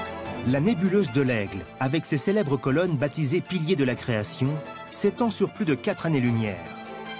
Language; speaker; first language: French; native; French